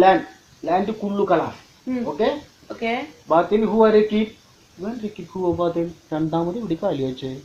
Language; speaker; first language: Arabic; non-native, learner; Malayalam